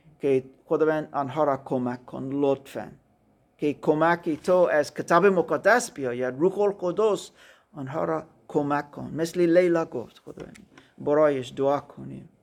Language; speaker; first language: Persian; non-native, learner; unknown